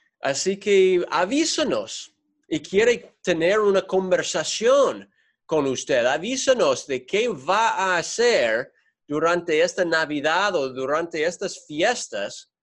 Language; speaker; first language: Spanish; non-native, fluent; English